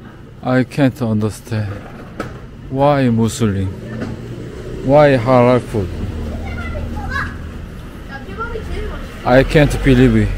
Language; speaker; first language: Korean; non-native, learner; English